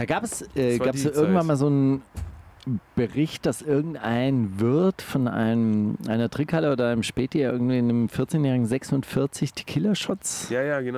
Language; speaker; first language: German; native; German